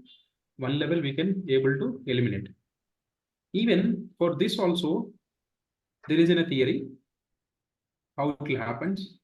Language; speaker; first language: English; non-native, local second language; Telugu